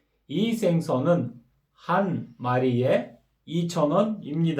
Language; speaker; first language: Korean; non-native, fluent; Kyrgyz